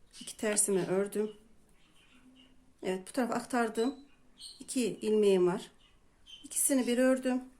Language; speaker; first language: Turkish; native; Turkish